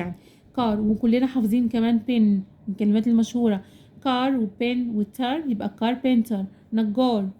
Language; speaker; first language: Arabic; native; Arabic